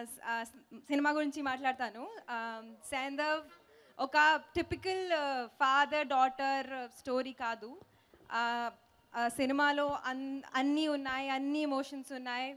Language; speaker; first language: Telugu; non-native, local second language; Hindi